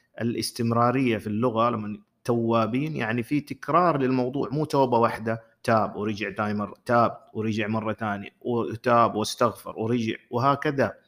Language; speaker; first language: Arabic; native; Arabic